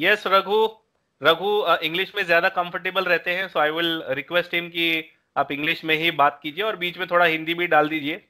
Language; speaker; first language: Hindi; native; Hindi